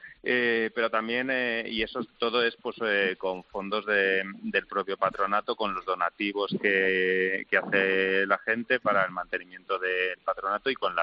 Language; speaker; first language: Spanish; native; Spanish